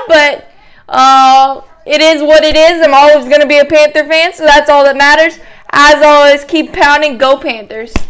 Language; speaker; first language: English; native; English